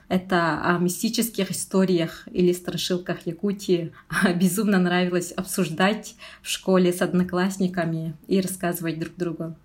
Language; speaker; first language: Russian; non-native, local second language; Yakut